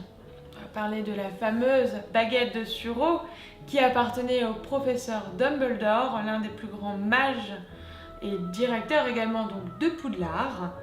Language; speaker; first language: French; native; French